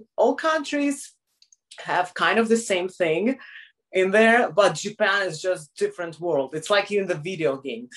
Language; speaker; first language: English; non-native, fluent; Russian